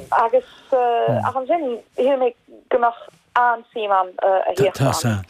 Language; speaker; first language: Irish; non-native, fluent; German